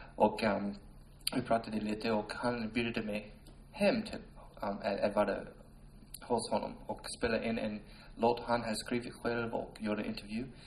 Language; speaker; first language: Swedish; non-native, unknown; English